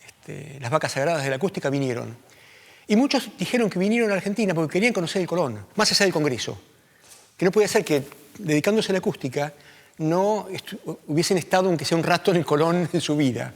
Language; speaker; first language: Spanish; native; Spanish